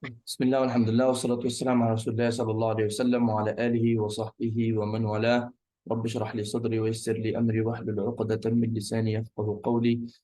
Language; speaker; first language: Indonesian; non-native, fluent; Arabic